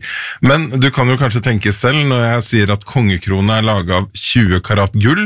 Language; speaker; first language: Norwegian; native; Norwegian